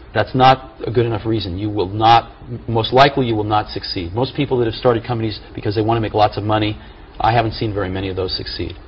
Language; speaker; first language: English; native; English